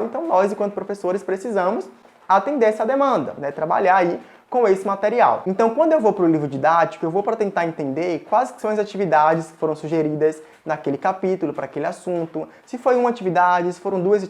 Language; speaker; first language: Portuguese; native; Portuguese